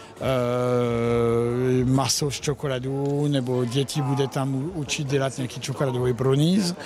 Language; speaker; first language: Czech; non-native, learner; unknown